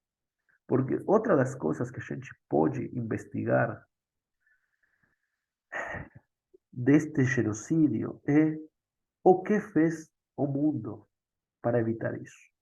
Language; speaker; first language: Portuguese; non-native, fluent; Spanish